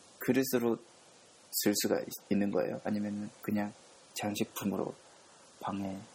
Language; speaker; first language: Korean; non-native, fluent; Japanese